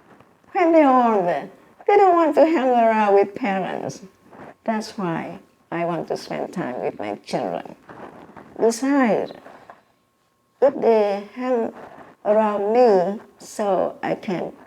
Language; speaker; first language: English; non-native, learner; Vietnamese